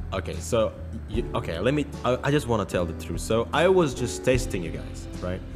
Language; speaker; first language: English; non-native, fluent; Indonesian